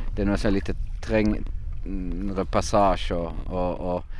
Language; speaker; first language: Swedish; non-native, fluent; German